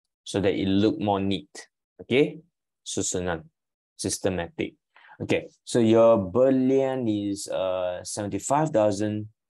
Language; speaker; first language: English; non-native, local second language; Chinese